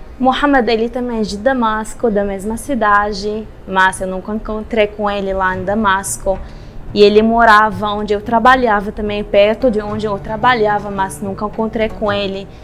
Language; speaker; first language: Portuguese; non-native, fluent; Arabic